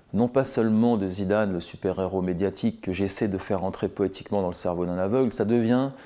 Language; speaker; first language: French; native; French